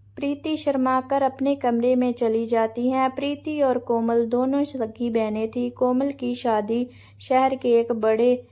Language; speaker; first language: Hindi; non-native, local second language; Punjabi